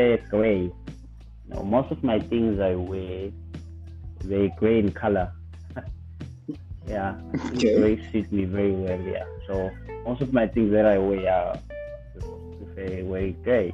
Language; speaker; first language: English; non-native, local second language; Zulu